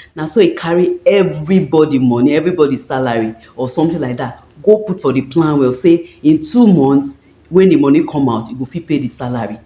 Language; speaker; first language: Nigerian Pidgin; native; Nigerian Pidgin